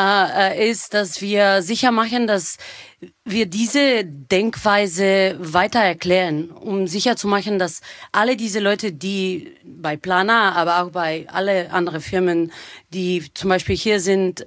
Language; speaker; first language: German; non-native, fluent; Bulgarian